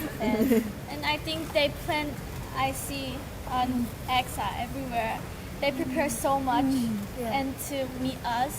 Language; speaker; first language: English; non-native, fluent; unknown